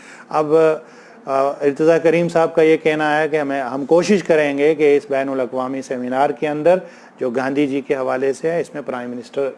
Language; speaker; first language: Urdu; native; Urdu